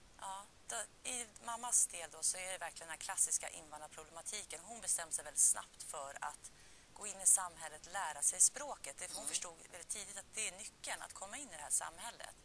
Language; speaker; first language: Swedish; early bilingual, other home language; Finnish